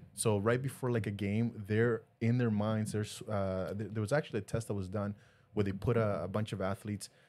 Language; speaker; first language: English; early bilingual, other home language; Spanish